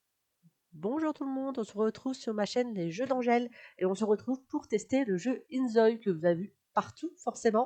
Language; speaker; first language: French; native; French